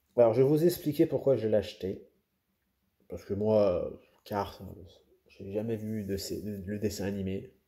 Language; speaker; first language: French; native; French